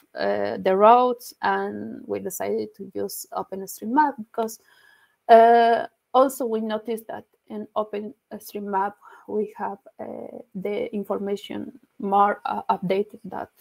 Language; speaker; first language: English; non-native, learner; Spanish